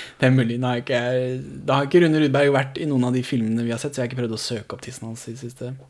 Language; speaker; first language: Norwegian; native; Norwegian